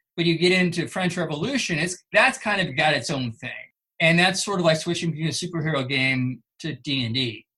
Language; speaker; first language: English; native; English